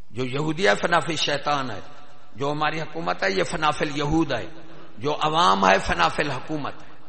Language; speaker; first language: Urdu; non-native, local second language; Punjabi